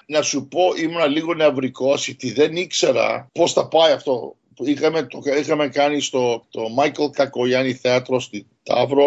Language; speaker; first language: Greek; early bilingual, heritage; Greek